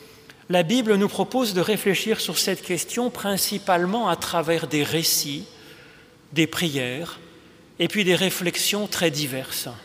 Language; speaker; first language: French; native; French